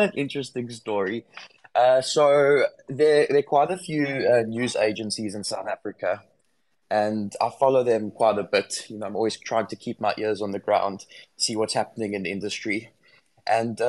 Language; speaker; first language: English; native; English